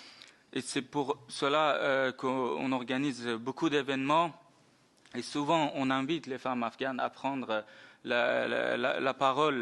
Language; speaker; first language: French; non-native, fluent; Persian